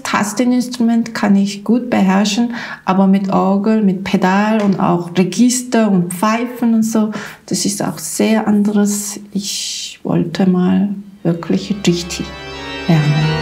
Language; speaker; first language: German; non-native, learner; Korean